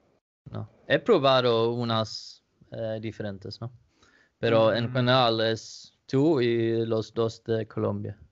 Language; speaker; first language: Spanish; non-native, learner; Danish